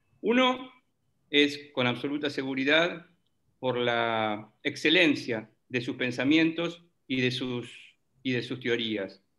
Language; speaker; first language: Spanish; native; Spanish